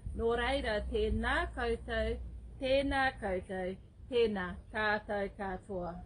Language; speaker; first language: Māori; non-native, local second language; English